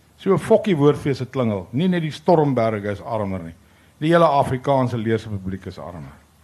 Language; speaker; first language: Afrikaans; native; Afrikaans